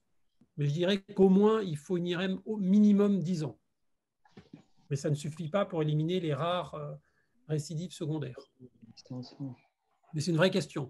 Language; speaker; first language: French; native; French